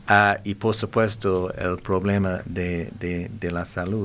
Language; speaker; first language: Spanish; non-native, fluent; English